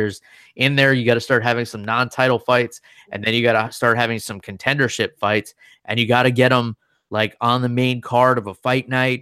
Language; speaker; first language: English; native; English